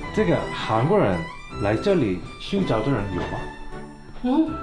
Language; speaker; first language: Chinese; non-native, fluent; Korean